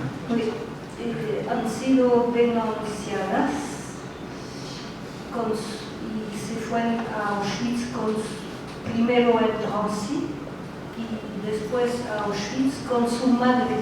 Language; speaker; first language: Spanish; non-native, learner; French